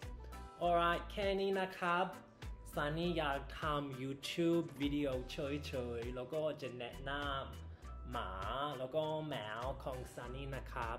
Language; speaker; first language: Thai; non-native, learner; English